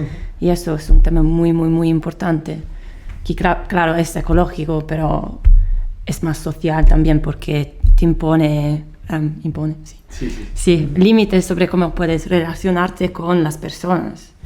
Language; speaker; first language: Spanish; non-native, fluent; Italian